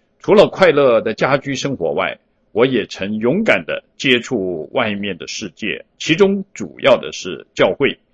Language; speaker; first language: Chinese; early bilingual, heritage; Chinese